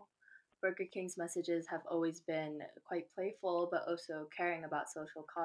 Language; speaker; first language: English; non-native, local second language; Chinese